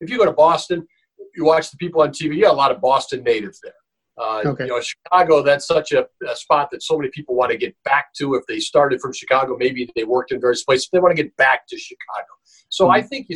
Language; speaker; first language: English; native; English